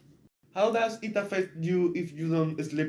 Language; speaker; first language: English; non-native, learner; Spanish